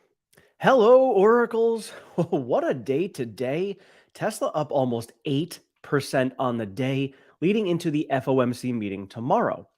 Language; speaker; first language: English; native; English